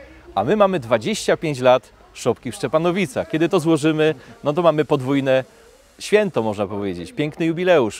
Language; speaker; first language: Polish; native; Polish